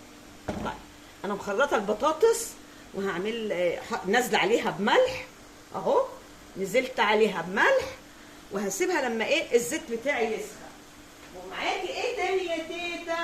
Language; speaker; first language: Arabic; native; Arabic